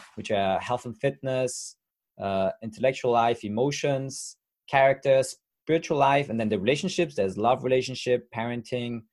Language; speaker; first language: English; non-native, fluent; French